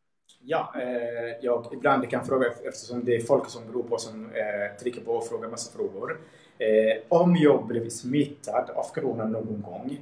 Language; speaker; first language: Swedish; early bilingual, other home language; Somali